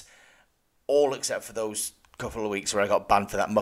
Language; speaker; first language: English; native; English